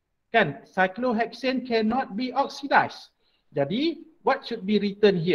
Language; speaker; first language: English; non-native, local second language; Malay